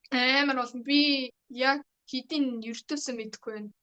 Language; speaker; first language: Mongolian; early bilingual, heritage; Mongolian